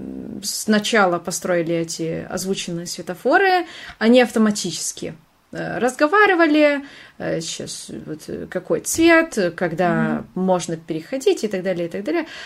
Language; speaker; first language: Russian; non-native, fluent; Hungarian